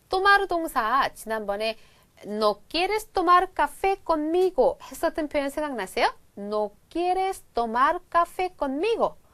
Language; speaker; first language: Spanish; non-native, fluent; Korean